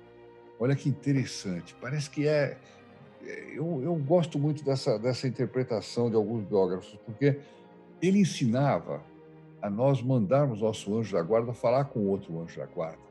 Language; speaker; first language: Portuguese; native; Portuguese